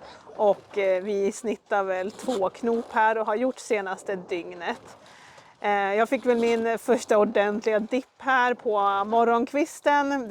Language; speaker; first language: Swedish; native; Swedish